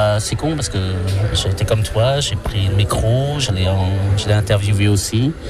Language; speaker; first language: French; non-native, fluent; Khmer